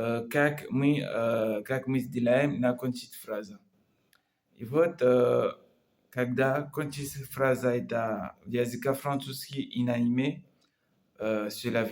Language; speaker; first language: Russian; non-native, learner; Comorian